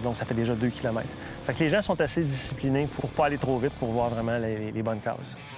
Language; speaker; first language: French; native; French